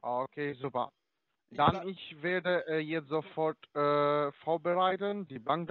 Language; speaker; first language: German; non-native, learner; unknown